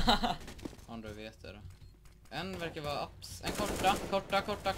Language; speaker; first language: Swedish; native; Swedish